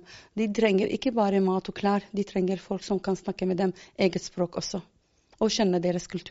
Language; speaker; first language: Norwegian; non-native, fluent; Arabic